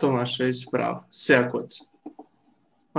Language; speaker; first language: German; non-native, fluent; Serbian